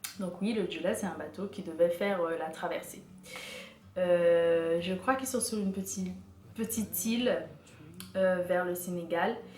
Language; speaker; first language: French; native; French